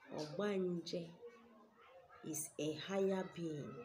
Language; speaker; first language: English; non-native, local second language; Igbo